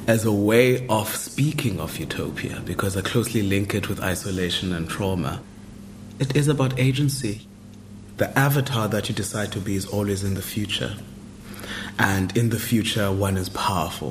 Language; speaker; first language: English; non-native, local second language; Xhosa